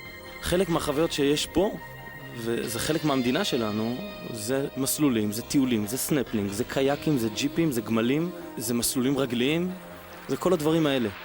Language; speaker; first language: Hebrew; native; Hebrew